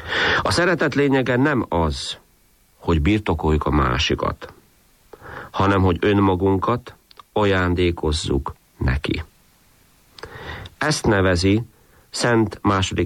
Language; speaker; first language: Hungarian; native; Hungarian